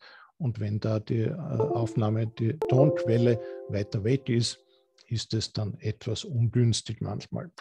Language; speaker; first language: German; native; German